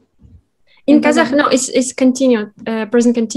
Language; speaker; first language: English; non-native, fluent; Kazakh